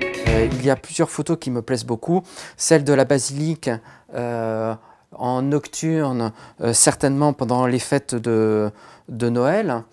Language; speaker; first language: French; native; French